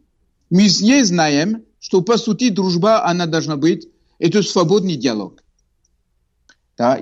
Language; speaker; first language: Russian; non-native, fluent; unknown